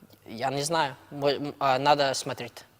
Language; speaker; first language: Russian; early bilingual, heritage; Russian